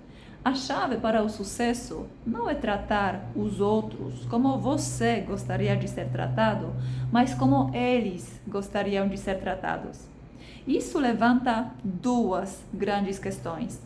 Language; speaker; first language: Portuguese; non-native, fluent; Polish